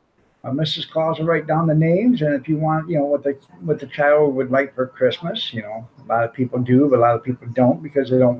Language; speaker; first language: English; native; English